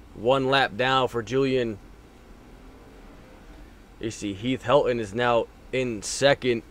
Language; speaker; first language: English; native; English